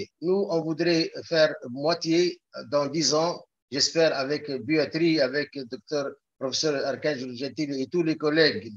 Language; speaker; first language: French; non-native, local second language; Arabic